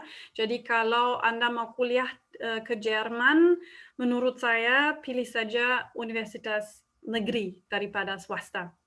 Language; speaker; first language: Indonesian; non-native, fluent; German